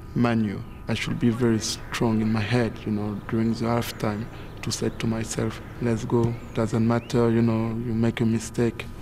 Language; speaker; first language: English; non-native, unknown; French